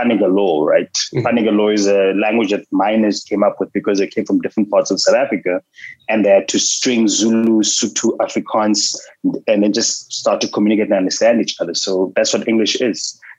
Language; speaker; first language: English; non-native, local second language; Xhosa